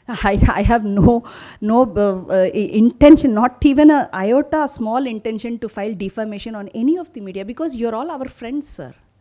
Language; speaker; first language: English; non-native, local second language; Tamil